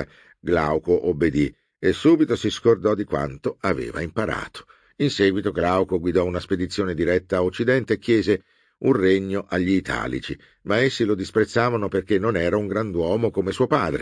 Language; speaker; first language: Italian; native; Italian